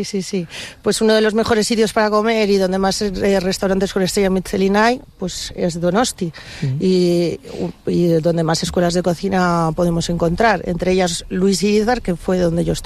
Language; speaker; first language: Spanish; native; Spanish